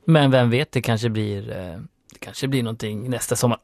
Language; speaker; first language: Swedish; native; Swedish